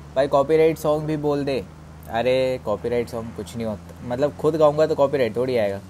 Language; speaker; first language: Hindi; native; Hindi